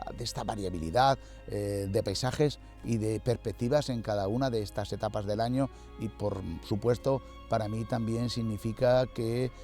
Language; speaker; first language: Spanish; native; Spanish